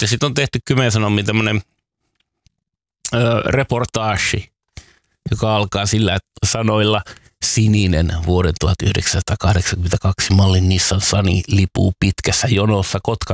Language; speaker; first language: Finnish; native; Finnish